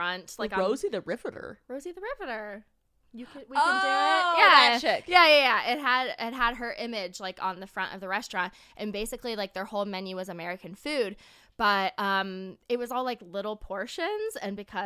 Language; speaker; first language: English; native; English